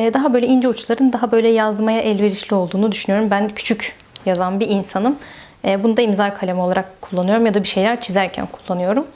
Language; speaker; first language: Turkish; native; Turkish